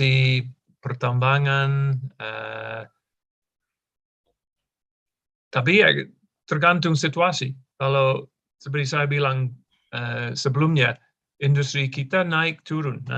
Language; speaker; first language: Indonesian; non-native, fluent; English